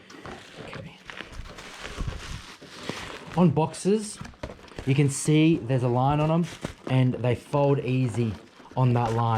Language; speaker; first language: English; native; English